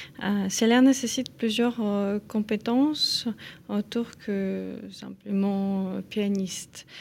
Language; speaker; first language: French; non-native, fluent; Ukrainian